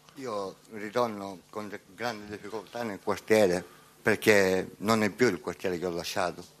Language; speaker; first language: Italian; native; Italian